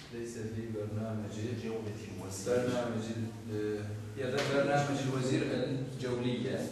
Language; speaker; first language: Arabic; non-native, learner; Turkish